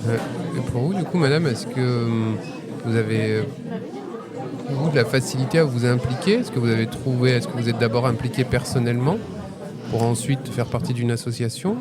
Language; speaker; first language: French; native; French